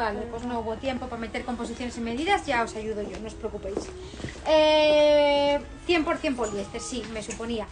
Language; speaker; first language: Spanish; native; Spanish